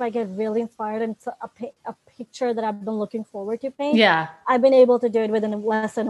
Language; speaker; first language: English; non-native, local second language; Urdu